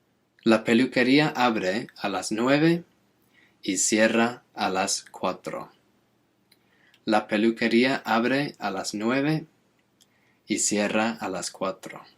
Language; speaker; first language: Spanish; non-native, fluent; English